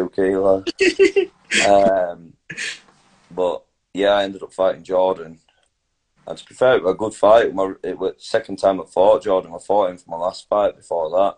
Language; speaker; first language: English; native; English